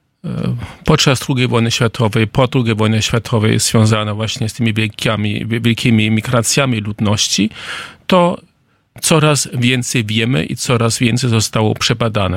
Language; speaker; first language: Polish; non-native, fluent; German